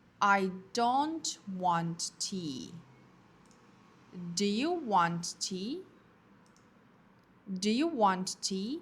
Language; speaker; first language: English; non-native, fluent; Ukrainian